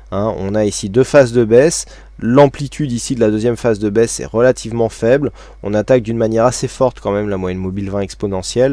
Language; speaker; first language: French; native; French